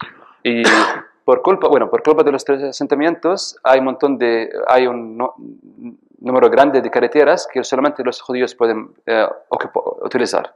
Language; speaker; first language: Spanish; non-native, fluent; Arabic